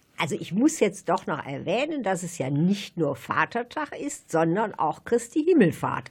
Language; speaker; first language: German; native; German